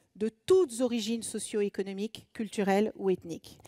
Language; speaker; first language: French; native; French